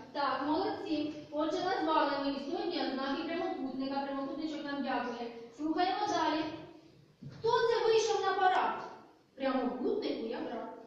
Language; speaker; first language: Ukrainian; native; Ukrainian